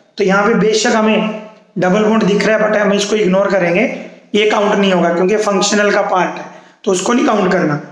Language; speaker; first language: Hindi; native; Hindi